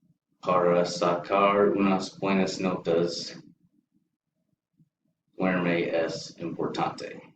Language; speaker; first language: Spanish; non-native, learner; English